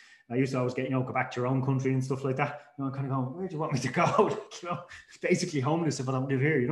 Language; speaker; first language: English; native; English